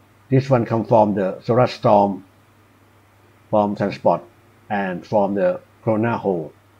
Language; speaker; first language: English; non-native, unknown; Thai